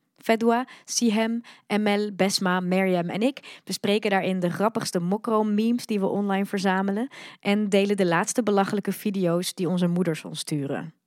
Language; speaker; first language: Dutch; early bilingual, other home language; Arabic